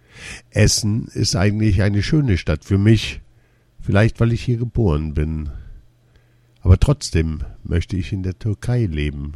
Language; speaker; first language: German; early bilingual, other home language; Turkish